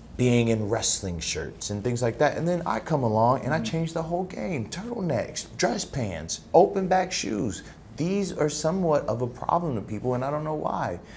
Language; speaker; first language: English; native; English